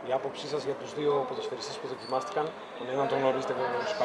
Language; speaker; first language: Greek; native; Greek